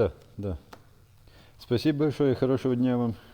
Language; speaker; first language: Russian; non-native, learner; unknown